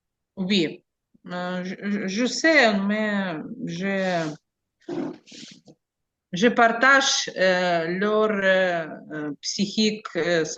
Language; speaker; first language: French; non-native, learner; Ukrainian